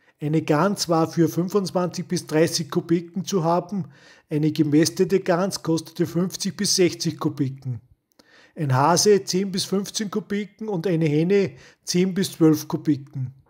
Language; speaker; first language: German; native; German